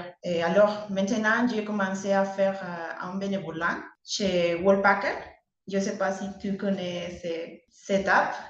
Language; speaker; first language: French; non-native, learner; Spanish